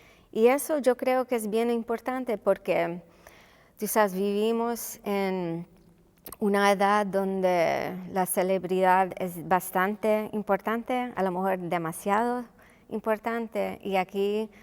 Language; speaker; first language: Spanish; non-native, local second language; English